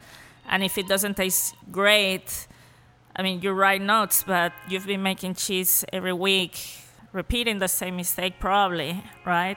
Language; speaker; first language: English; non-native, fluent; Spanish